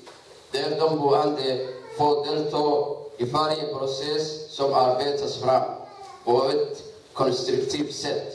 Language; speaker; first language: Swedish; non-native, learner; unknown